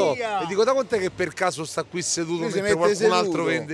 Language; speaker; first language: Italian; native; Italian